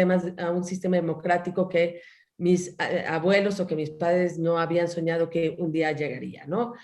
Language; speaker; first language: Spanish; native; Spanish